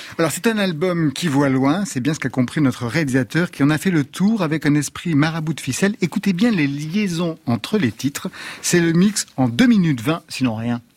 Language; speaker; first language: French; native; French